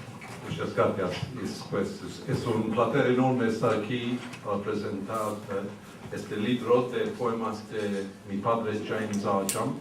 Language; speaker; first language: Spanish; early bilingual, heritage; English